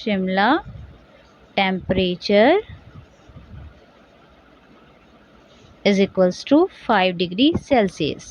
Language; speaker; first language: Hindi; native; Hindi